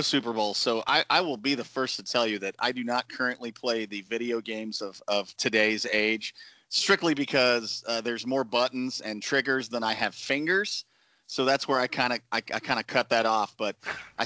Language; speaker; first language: English; native; English